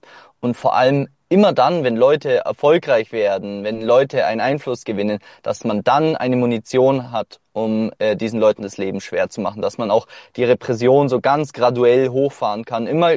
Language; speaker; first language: German; native; German